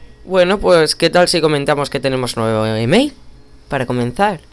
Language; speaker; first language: Spanish; native; Spanish